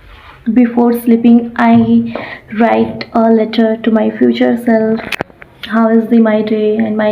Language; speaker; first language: English; non-native, learner; Odia